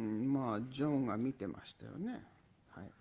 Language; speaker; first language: Japanese; native; Japanese